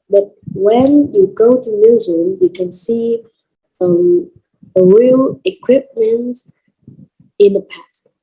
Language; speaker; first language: English; non-native, learner; Vietnamese